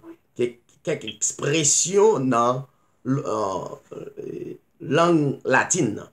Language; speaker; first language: French; non-native, local second language; Haitian Creole